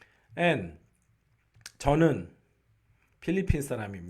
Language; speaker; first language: Korean; non-native, local second language; Filipino